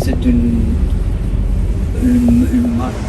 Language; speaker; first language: French; non-native, local second language; Dutch